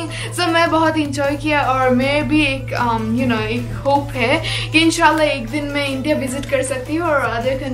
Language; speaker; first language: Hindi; non-native, learner; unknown